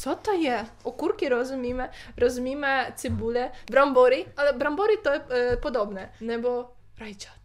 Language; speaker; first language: Czech; non-native, learner; Ukrainian